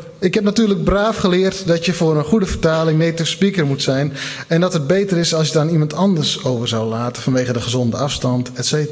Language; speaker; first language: Dutch; non-native, local second language; Western Frisian